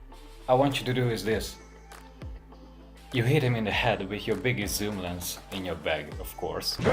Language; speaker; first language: English; non-native, fluent; Hungarian